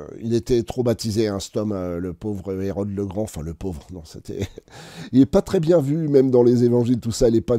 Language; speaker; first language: French; native; French